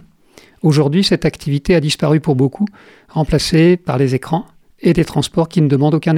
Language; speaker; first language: French; native; French